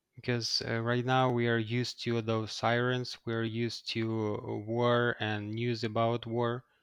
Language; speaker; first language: English; non-native, fluent; Ukrainian